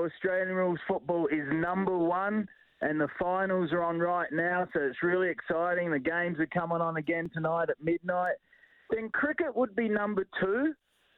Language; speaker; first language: English; native; English